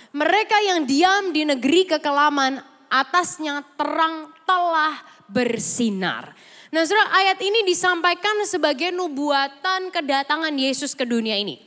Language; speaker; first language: Indonesian; native; Indonesian